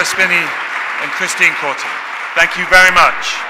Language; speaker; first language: English; native; English